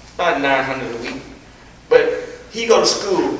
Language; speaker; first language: English; native; English